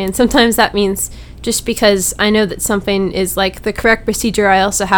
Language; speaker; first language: English; native; English